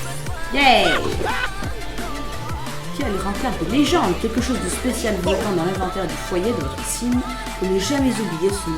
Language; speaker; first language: French; native; French